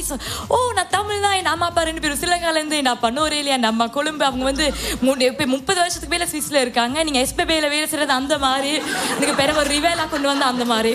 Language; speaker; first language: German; early bilingual, other home language; Tamil